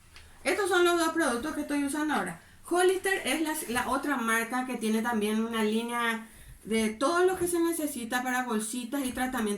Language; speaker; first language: Spanish; native; Spanish